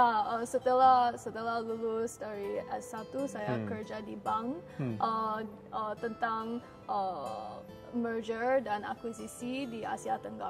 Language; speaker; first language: Indonesian; non-native, learner; Chinese